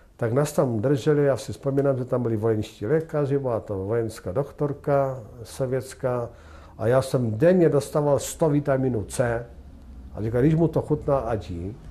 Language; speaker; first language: Czech; non-native, fluent; Polish